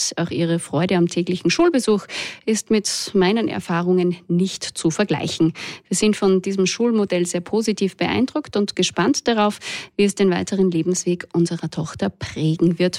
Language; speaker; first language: German; native; German